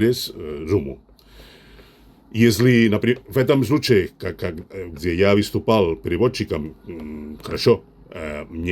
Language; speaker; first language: Russian; non-native, fluent; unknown